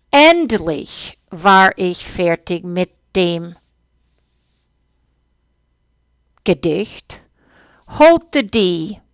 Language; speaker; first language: German; non-native, fluent; English